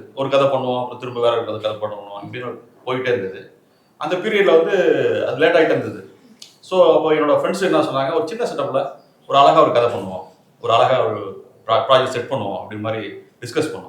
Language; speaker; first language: Tamil; native; Tamil